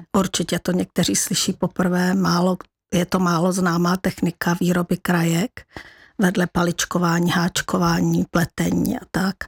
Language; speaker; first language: Czech; native; Czech